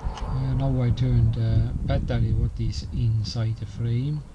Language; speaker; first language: English; non-native, learner; Estonian